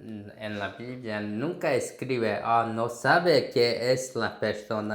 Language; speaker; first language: Spanish; non-native, fluent; Korean